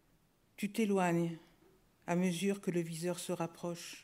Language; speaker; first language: French; native; French